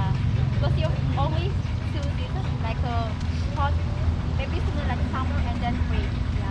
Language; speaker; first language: English; non-native, learner; Balinese